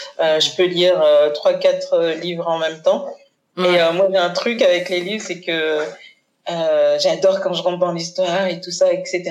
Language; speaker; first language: French; early bilingual, other home language; Haitian Creole